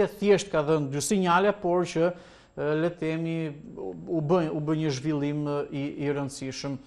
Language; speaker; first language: Albanian; native; Albanian